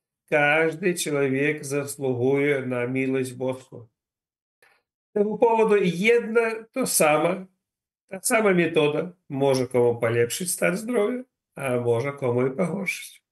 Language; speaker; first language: Polish; non-native, learner; Ukrainian